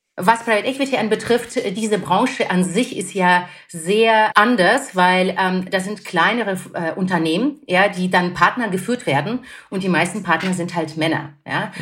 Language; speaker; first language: German; non-native, fluent; Russian